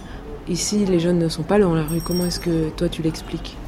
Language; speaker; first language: French; native; French